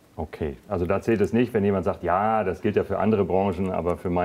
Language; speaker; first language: German; native; German